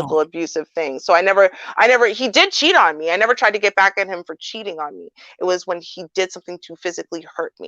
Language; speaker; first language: English; native; English